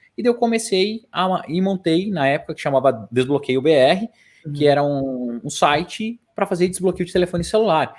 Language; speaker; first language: Portuguese; native; Portuguese